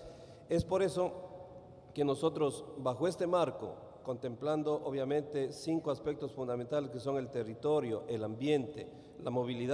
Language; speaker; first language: Spanish; native; Spanish